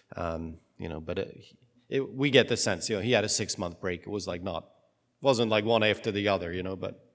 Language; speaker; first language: English; native; English